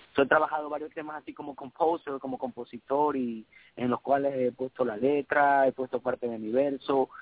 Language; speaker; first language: Spanish; early bilingual, heritage; Spanish